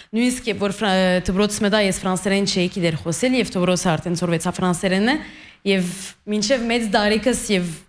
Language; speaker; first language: Armenian; early bilingual, heritage; Armenian